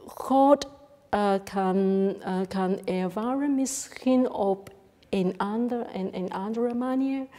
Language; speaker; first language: Dutch; non-native, fluent; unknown